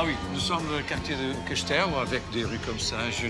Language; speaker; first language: French; non-native, fluent; Portuguese